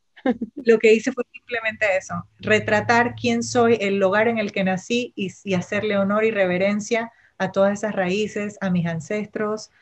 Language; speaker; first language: Spanish; native; Spanish